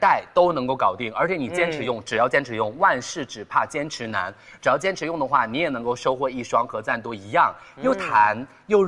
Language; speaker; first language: Chinese; native; Chinese